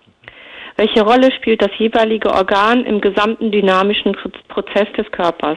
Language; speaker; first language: German; native; German